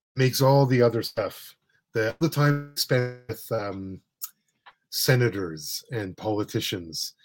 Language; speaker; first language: English; native; English